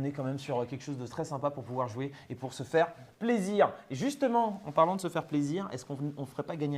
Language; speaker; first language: French; native; French